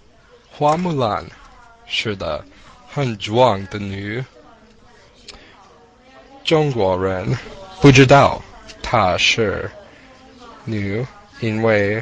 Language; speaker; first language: Chinese; non-native, learner; English